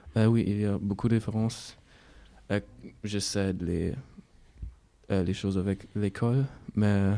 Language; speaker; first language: French; non-native, learner; German